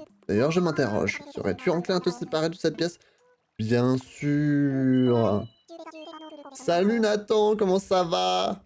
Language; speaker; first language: French; native; French